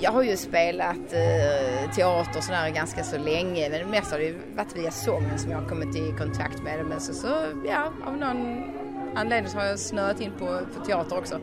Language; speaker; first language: Swedish; native; Swedish